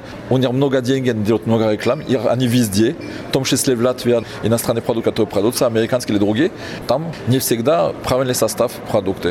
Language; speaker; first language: Russian; non-native, fluent; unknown